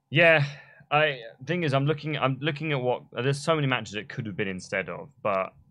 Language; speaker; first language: English; native; English